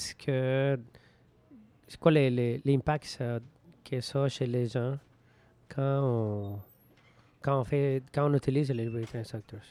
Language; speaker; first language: French; non-native, fluent; Spanish